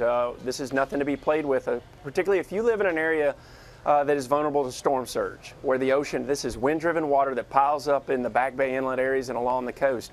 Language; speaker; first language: English; native; English